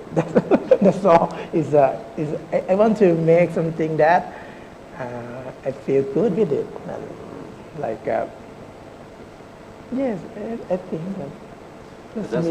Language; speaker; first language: English; non-native, learner; Thai